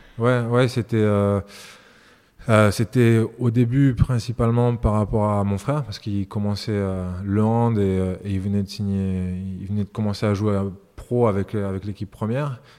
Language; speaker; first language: French; early bilingual, other home language; Serbian